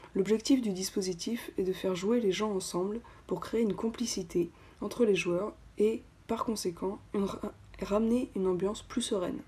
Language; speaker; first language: French; native; French